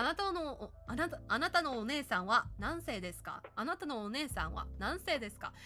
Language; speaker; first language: Japanese; non-native, learner; English